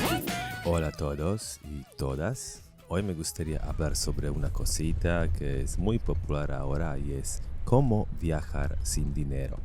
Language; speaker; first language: Spanish; non-native, learner; Slovak